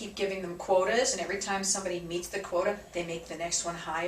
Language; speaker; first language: English; native; English